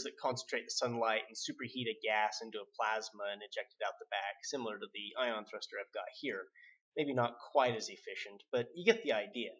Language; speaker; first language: English; native; English